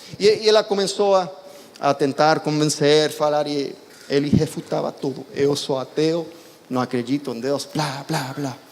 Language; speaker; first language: Portuguese; non-native, fluent; Spanish